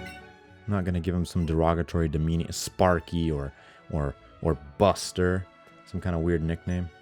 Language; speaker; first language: English; native; English